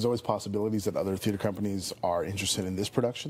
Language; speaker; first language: English; native; English